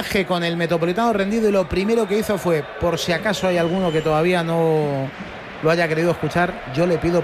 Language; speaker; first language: Spanish; native; Spanish